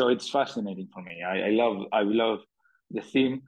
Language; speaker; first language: English; non-native, fluent; Spanish